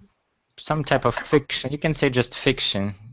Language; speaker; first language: English; non-native, fluent; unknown